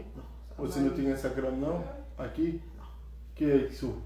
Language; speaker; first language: Portuguese; non-native, learner; Haitian Creole